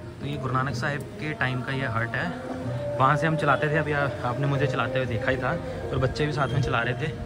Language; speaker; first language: Hindi; non-native, local second language; Punjabi